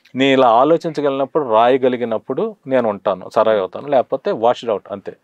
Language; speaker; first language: Telugu; native; Telugu